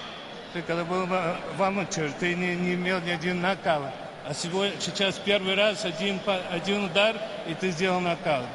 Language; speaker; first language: Russian; early bilingual, heritage; Russian